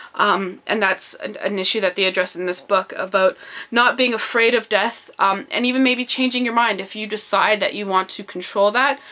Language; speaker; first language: English; native; English